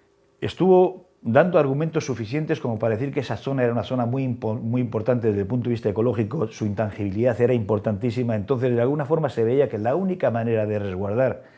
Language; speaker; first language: Spanish; native; Spanish